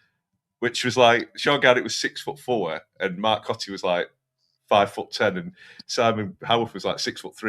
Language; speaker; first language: English; native; English